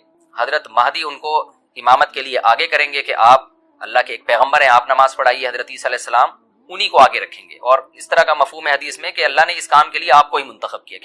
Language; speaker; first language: Urdu; native; Urdu